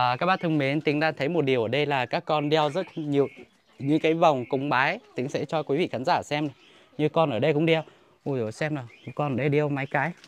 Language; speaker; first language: Vietnamese; non-native, local second language; Hmong